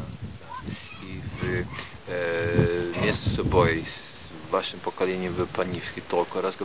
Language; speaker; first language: Russian; non-native, fluent; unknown